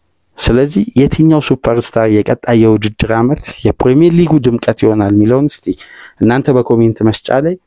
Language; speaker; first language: Amharic; native; Amharic